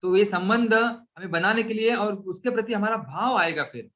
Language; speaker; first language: Hindi; non-native, local second language; Marathi